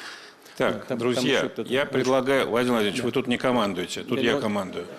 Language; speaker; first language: Russian; native; Russian